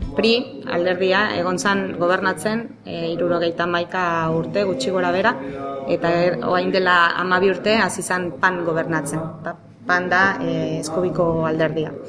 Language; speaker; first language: Basque; non-native, local second language; Spanish